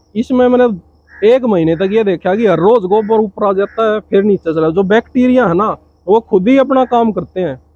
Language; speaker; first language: Hindi; native; Hindi